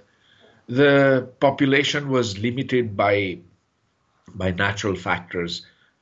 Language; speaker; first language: English; non-native, local second language; Urdu